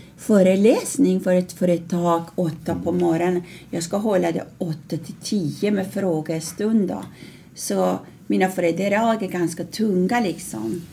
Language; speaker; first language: Swedish; non-native, fluent; Persian